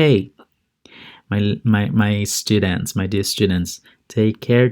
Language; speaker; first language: English; non-native, fluent; Spanish